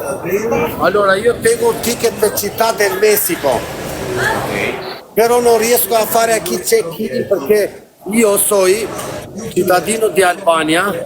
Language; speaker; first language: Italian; non-native, fluent; Albanian